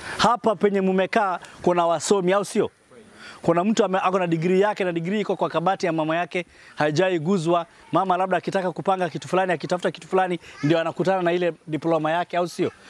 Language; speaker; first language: Swahili; native; Swahili